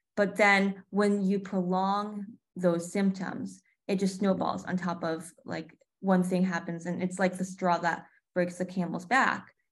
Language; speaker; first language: English; native; English